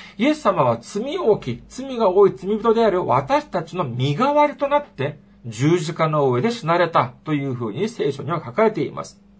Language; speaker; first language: Japanese; non-native, fluent; Korean